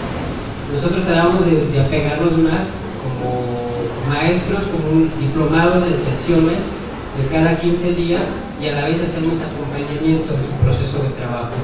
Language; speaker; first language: Spanish; non-native, local second language; Tzotzil